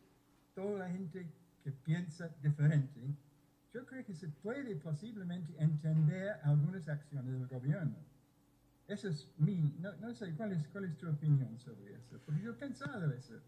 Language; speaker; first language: Spanish; non-native, fluent; English